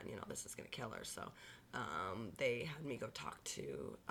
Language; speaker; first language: English; native; English